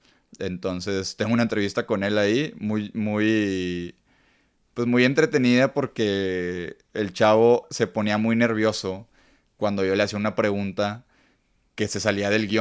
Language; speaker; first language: Spanish; native; Spanish